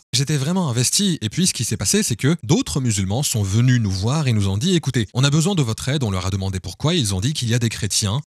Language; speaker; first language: French; non-native, fluent; English